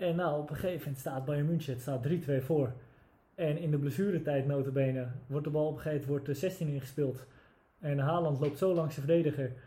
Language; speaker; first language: Dutch; native; Dutch